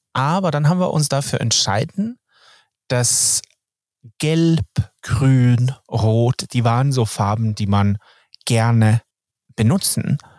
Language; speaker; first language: German; non-native, fluent; Swedish